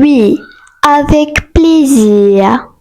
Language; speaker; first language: French; non-native, fluent; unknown